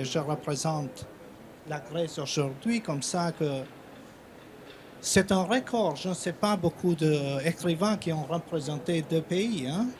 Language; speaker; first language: French; non-native, fluent; Albanian